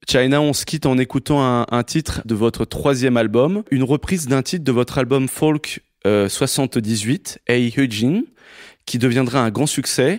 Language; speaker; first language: French; native; French